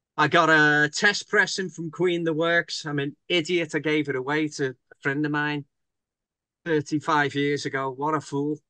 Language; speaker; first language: English; native; English